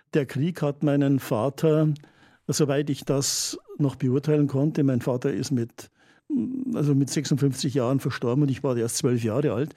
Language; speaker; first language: German; native; German